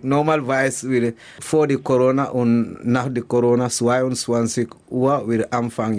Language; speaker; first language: German; non-native, learner; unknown